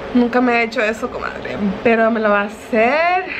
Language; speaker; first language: Spanish; early bilingual, heritage; Spanish